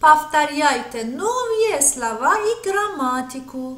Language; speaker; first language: Russian; non-native, fluent; Persian